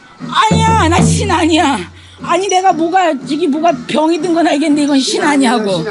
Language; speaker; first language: Korean; native; Korean